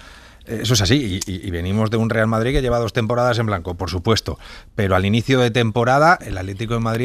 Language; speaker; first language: Spanish; native; Spanish